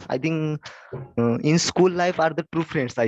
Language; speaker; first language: English; non-native, learner; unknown